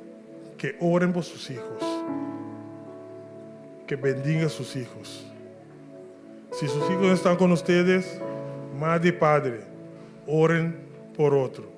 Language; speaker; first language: Spanish; non-native, local second language; Papiamento